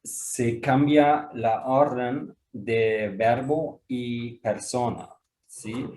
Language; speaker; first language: Spanish; non-native, fluent; German